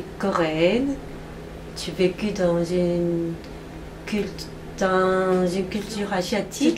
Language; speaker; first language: French; non-native, fluent; Korean